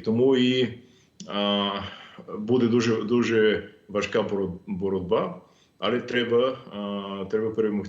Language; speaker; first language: Ukrainian; non-native, fluent; English